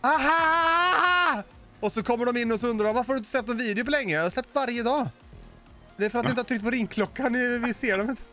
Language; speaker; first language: Swedish; native; Swedish